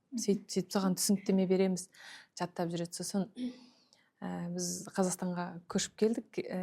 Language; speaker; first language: Kazakh; early bilingual, heritage; Kazakh